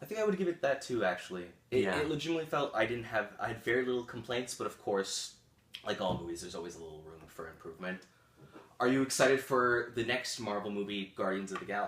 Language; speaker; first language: English; native; English